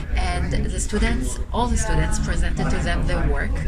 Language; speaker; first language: English; non-native, fluent; Hebrew